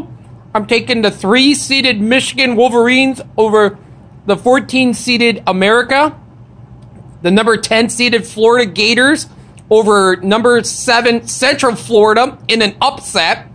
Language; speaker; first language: English; native; English